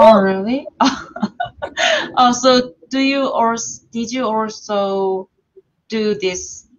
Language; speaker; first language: English; non-native, learner; Korean